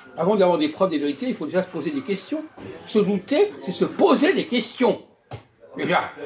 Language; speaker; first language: French; native; French